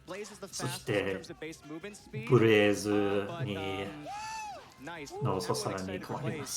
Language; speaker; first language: Japanese; non-native, learner; English